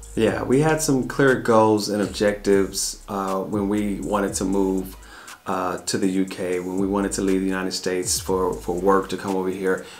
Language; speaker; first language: English; native; English